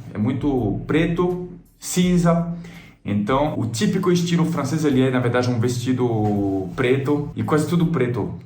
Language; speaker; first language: Portuguese; non-native, fluent; French